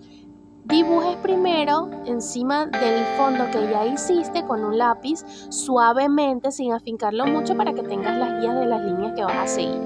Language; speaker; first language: Spanish; native; Spanish